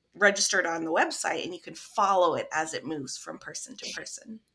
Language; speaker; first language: English; native; English